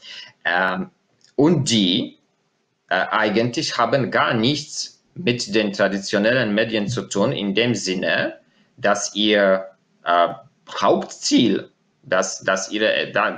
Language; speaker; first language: German; non-native, fluent; Polish